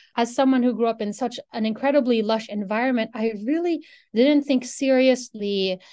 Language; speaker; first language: English; non-native, local second language; Filipino